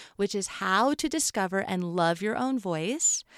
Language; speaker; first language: English; native; English